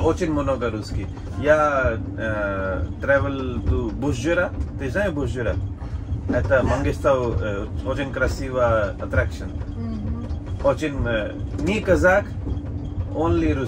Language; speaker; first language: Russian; non-native, learner; Hindi